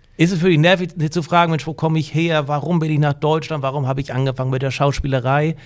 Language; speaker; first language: German; native; German